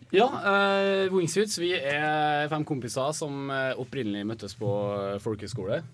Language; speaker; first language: Norwegian; native; Norwegian